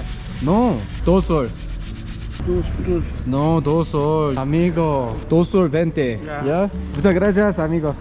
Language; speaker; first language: Spanish; non-native, learner; Korean